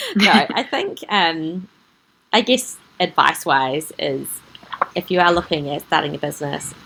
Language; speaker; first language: English; native; English